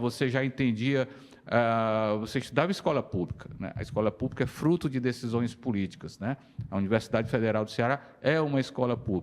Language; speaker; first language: Portuguese; native; Portuguese